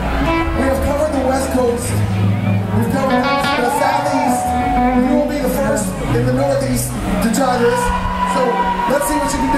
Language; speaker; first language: English; native; English